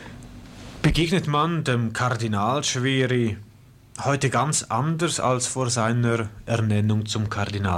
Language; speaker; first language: German; native; German